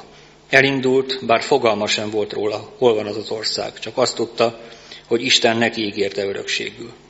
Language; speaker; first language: Hungarian; native; Hungarian